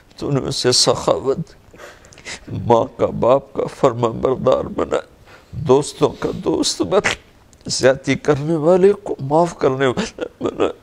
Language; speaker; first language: Urdu; non-native, local second language; Punjabi